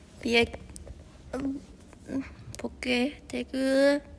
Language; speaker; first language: Korean; non-native, fluent; Chinese